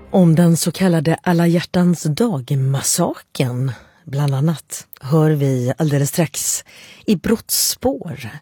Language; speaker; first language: Swedish; native; Swedish